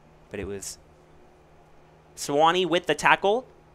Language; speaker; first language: English; early bilingual, other home language; Spanish